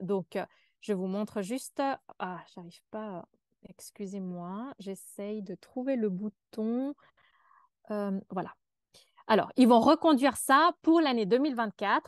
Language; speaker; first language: French; native; French